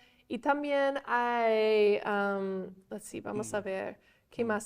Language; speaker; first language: Spanish; non-native, fluent; English